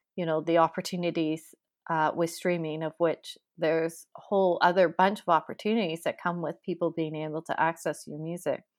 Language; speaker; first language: English; native; English